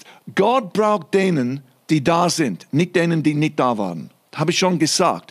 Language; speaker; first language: German; non-native, fluent; English